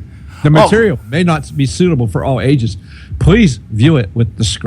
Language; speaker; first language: English; native; English